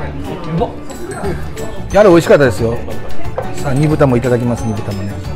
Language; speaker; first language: Japanese; native; Japanese